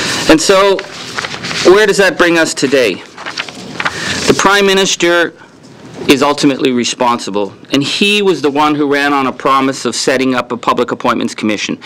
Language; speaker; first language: English; native; English